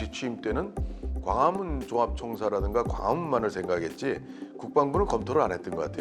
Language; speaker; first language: Korean; native; Korean